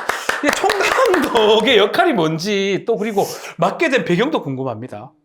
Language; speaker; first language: Korean; native; Korean